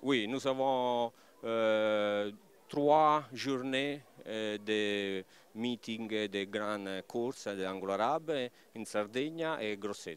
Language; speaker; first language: French; non-native, learner; Italian